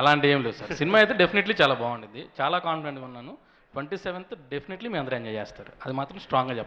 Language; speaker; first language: Telugu; native; Telugu